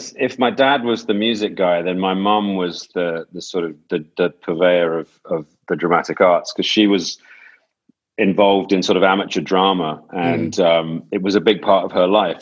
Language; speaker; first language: English; native; English